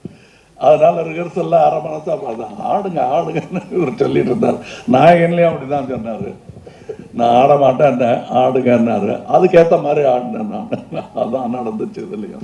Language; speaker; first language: Tamil; native; Tamil